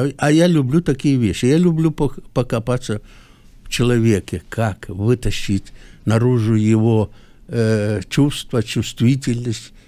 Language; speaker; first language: Russian; native; Russian